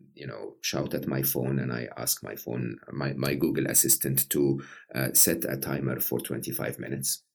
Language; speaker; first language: English; non-native, fluent; Arabic